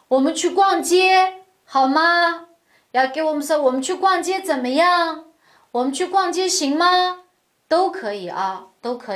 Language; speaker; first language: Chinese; non-native, local second language; Uyghur